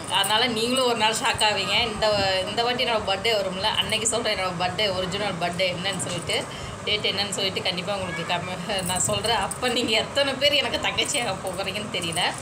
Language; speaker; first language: Tamil; non-native, local second language; Telugu